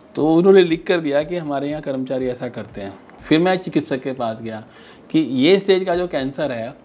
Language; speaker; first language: Hindi; native; Hindi